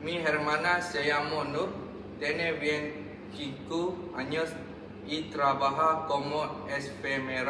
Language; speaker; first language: Spanish; non-native, learner; Malay